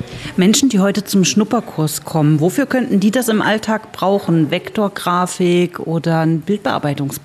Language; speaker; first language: German; native; German